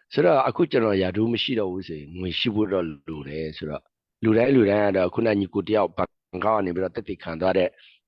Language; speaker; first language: Burmese; non-native, local second language; S'gaw Karen